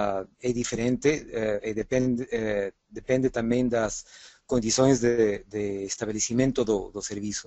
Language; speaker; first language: Portuguese; non-native, fluent; Spanish